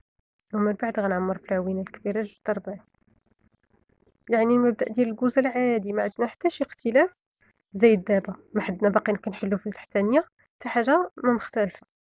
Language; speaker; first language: Arabic; native; Arabic